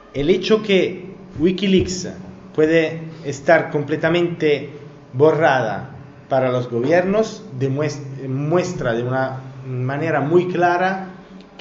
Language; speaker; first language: Spanish; non-native, learner; Italian